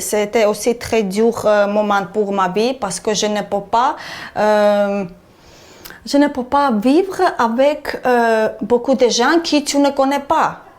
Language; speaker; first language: French; non-native, learner; Armenian